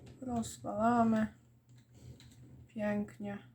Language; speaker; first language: Polish; native; Polish